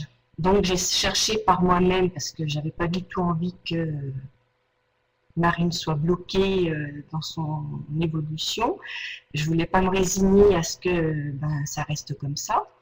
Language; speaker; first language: French; native; French